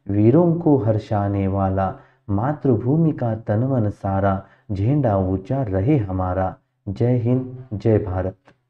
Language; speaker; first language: Hindi; non-native, local second language; Marathi